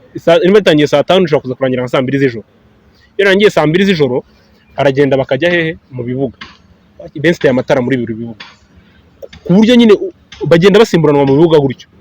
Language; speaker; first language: Kinyarwanda; native; Kinyarwanda